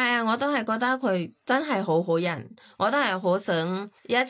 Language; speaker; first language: Cantonese; non-native, learner; Thai